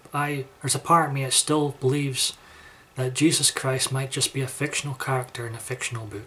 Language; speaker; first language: English; native; English